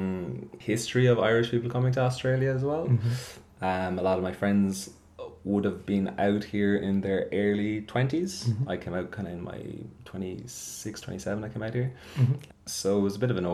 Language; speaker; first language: English; native; English